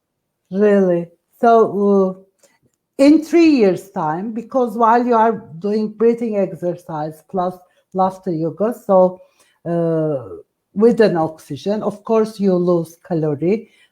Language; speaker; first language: English; non-native, fluent; Turkish